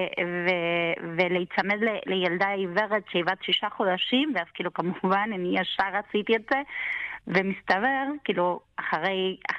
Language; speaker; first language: Hebrew; non-native, fluent; Spanish